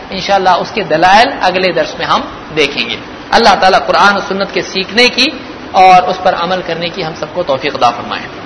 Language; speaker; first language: Urdu; native; Urdu